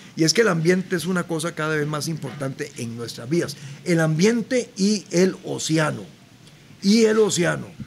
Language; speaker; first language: Spanish; native; Spanish